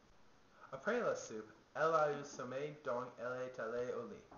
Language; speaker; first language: French; non-native, learner; English